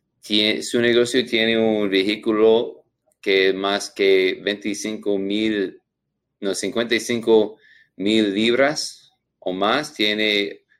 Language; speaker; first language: Spanish; non-native, learner; English